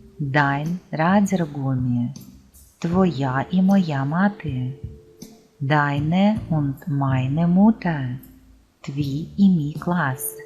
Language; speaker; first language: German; non-native, fluent; Ukrainian